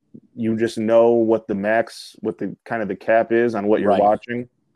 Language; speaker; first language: English; native; English